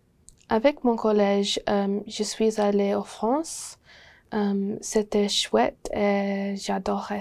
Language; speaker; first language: French; non-native, learner; English